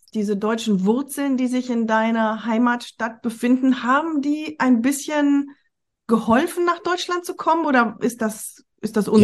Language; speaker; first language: German; native; German